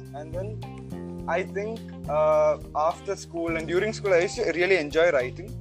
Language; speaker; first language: English; non-native, local second language; Malayalam